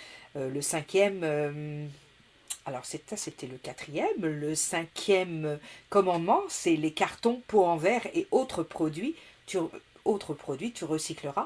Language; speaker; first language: French; native; French